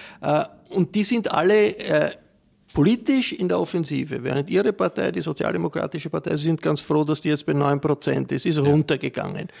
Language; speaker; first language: German; native; German